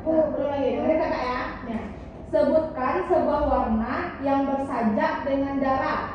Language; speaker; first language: Indonesian; native; Indonesian